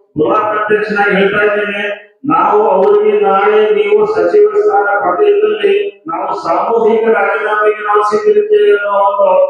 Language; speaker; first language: Kannada; non-native, local second language; Urdu